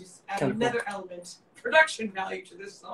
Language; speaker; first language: English; native; English